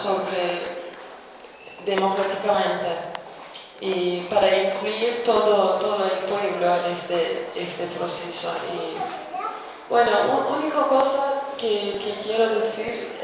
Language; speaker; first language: Spanish; non-native, fluent; Kurdish